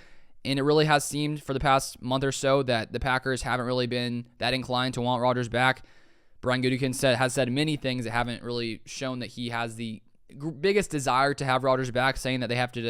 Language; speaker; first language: English; native; English